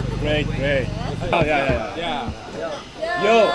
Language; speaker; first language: English; non-native, learner; Korean